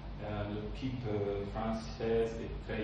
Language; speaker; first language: French; non-native, learner; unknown